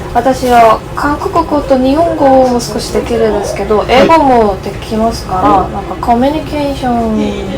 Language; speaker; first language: Japanese; non-native, learner; Korean